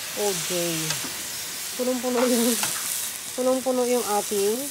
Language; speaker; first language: Filipino; non-native, local second language; Hiligaynon